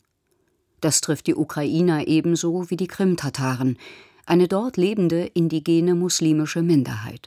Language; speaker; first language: German; native; German